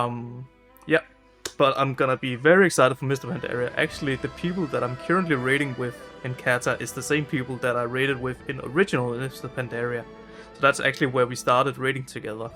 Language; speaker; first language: English; non-native, fluent; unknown